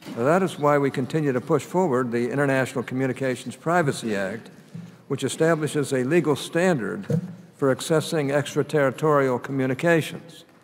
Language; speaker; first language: English; native; English